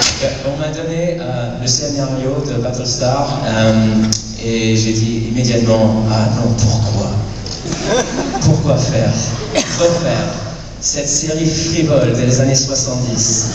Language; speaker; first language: French; non-native, fluent; English